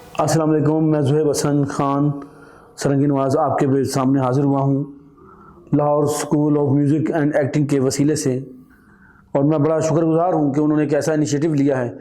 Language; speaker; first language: Urdu; non-native, local second language; Punjabi